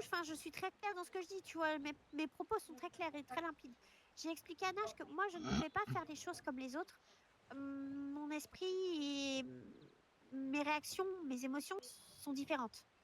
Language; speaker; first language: French; native; French